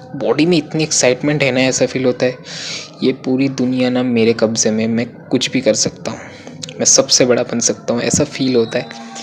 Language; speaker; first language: Hindi; non-native, local second language; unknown